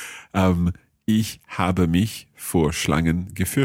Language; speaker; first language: German; non-native, learner; English